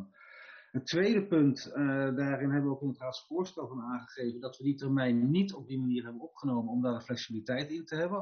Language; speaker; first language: Dutch; native; Dutch